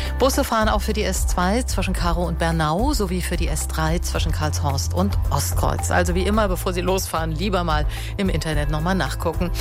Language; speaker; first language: German; native; German